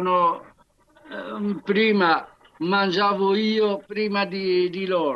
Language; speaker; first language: Italian; non-native, fluent; Arabic